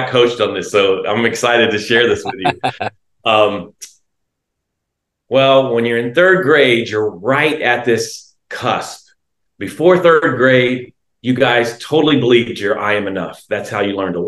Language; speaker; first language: English; native; English